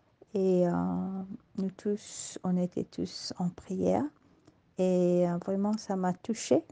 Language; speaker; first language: French; non-native, learner; Morisyen